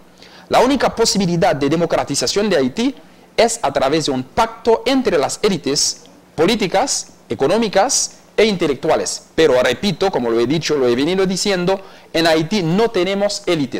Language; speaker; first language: Spanish; non-native, local second language; Haitian Creole